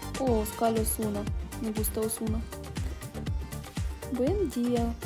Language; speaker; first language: Spanish; non-native, learner; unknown